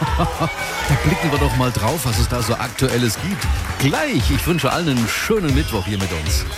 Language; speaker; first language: German; native; German